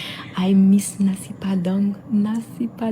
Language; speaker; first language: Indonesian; non-native, fluent; Maltese